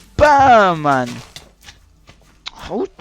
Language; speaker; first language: German; native; German